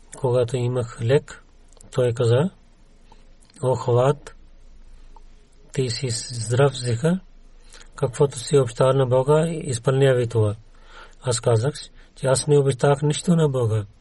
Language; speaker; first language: Bulgarian; non-native, learner; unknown